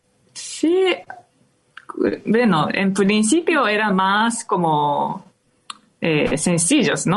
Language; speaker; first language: Spanish; non-native, fluent; Japanese